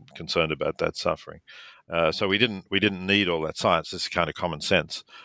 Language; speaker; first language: English; native; English